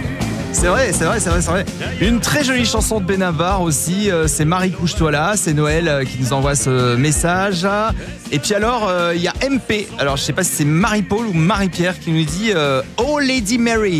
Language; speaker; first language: French; native; French